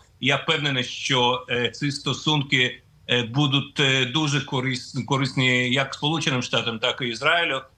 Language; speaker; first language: Ukrainian; non-native, fluent; Russian